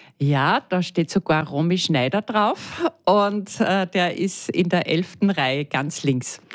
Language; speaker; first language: German; native; German